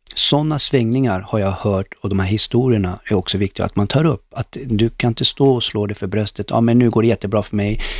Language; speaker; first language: Swedish; early bilingual, other home language; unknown